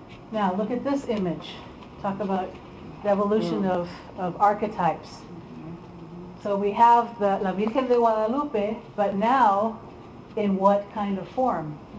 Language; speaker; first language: English; early bilingual, other home language; Spanish